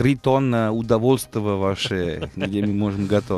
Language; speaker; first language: Russian; non-native, fluent; Italian